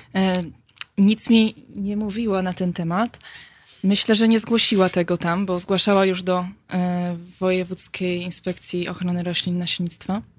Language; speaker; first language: Polish; native; Polish